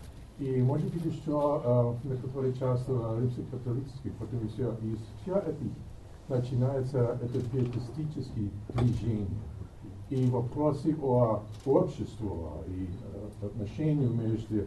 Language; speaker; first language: Russian; non-native, learner; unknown